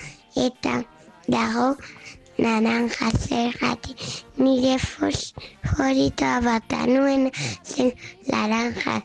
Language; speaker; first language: Basque; non-native, local second language; Spanish